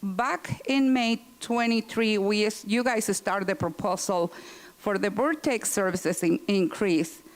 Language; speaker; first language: English; non-native, fluent; Spanish